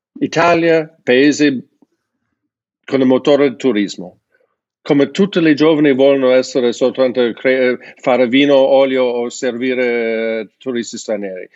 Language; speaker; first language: Italian; non-native, fluent; English